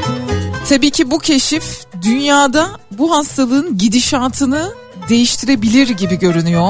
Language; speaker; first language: Turkish; native; Turkish